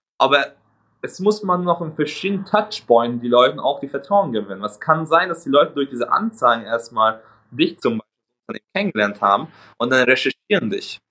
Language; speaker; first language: German; non-native, fluent; Hungarian